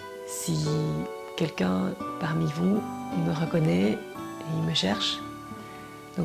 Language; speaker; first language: French; early bilingual, other home language; Korean